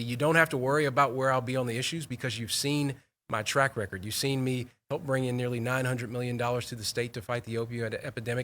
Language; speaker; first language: English; native; English